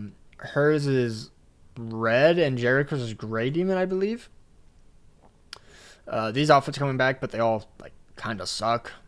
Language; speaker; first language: English; native; English